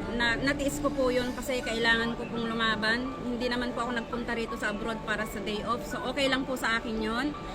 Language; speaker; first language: Filipino; native; Filipino